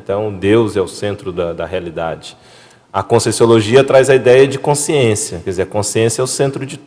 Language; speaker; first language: Portuguese; native; Portuguese